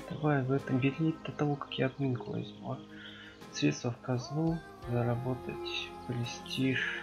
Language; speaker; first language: Russian; native; Russian